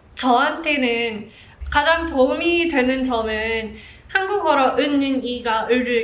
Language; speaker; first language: Korean; non-native, fluent; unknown